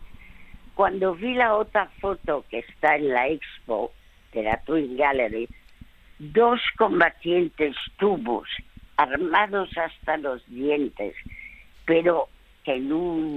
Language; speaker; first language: Spanish; early bilingual, other home language; French